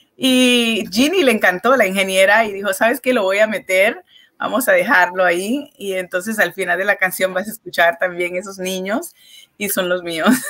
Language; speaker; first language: Spanish; early bilingual, heritage; Spanish